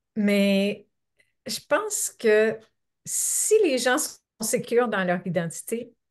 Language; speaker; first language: French; native; French